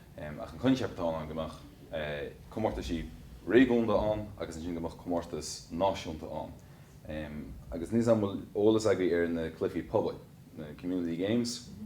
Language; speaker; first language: Irish; native; Irish